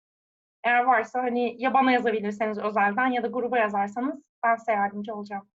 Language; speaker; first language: Turkish; native; Turkish